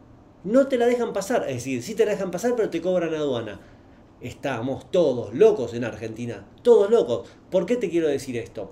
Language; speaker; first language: Spanish; native; Spanish